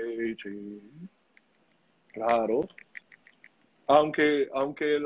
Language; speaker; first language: Spanish; native; Spanish